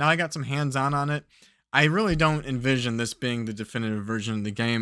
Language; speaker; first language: English; native; English